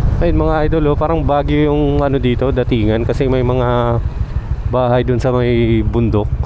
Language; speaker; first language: Filipino; native; Filipino